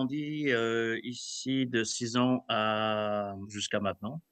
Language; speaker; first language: French; early bilingual, other home language; Kabyle